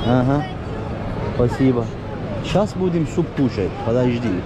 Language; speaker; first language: Russian; non-native, learner; Turkish